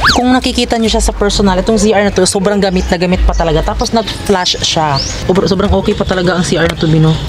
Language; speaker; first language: Filipino; non-native, local second language; Cebuano